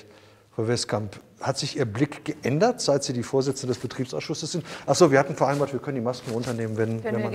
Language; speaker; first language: German; native; German